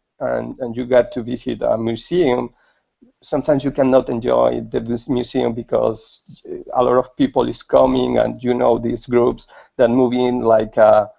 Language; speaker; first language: English; non-native, learner; Spanish